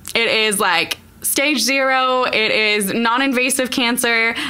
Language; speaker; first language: English; native; English